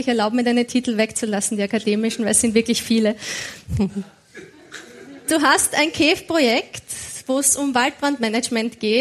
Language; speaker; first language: German; native; German